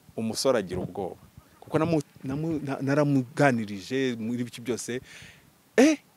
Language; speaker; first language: Kinyarwanda; early bilingual, heritage; Kinyarwanda